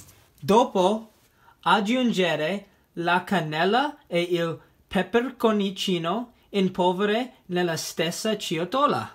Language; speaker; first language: Italian; non-native, learner; English